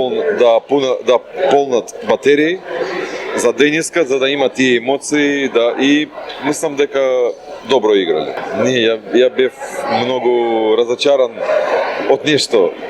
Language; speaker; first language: Macedonian; non-native, fluent; Russian